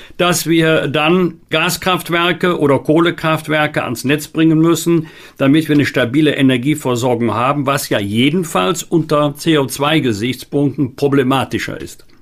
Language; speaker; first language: German; native; German